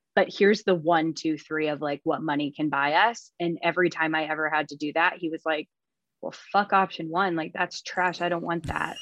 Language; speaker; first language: English; native; English